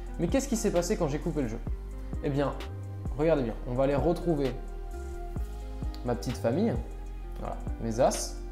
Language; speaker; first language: French; native; French